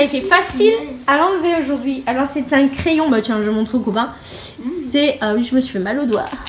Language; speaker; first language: French; native; French